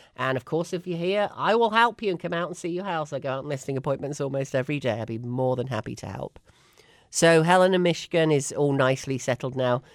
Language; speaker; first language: English; native; English